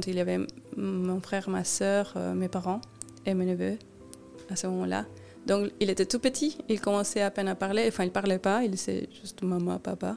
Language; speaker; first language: French; non-native, fluent; Spanish